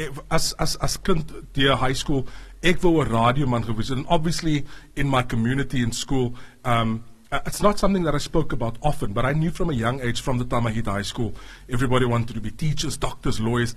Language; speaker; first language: English; non-native, local second language; Afrikaans